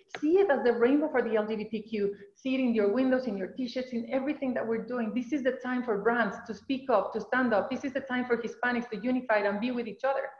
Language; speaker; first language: English; non-native, fluent; Spanish